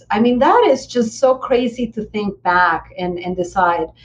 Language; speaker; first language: English; early bilingual, other home language; Spanish